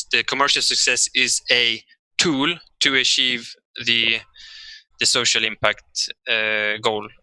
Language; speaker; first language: English; non-native, fluent; Swedish